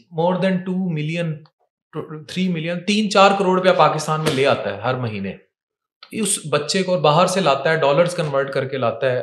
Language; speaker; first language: Urdu; non-native, local second language; Punjabi